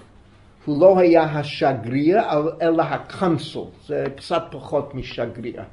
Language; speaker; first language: Hebrew; non-native, fluent; English